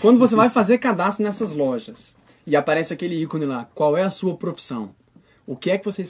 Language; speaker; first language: Portuguese; native; Portuguese